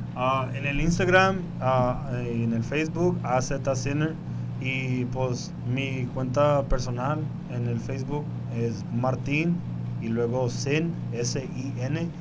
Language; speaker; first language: Spanish; early bilingual, heritage; Spanish